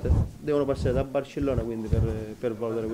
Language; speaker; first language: Italian; native; Italian